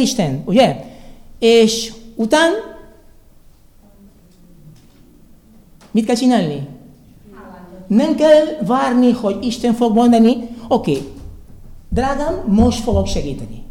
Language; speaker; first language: Hungarian; non-native, learner; Spanish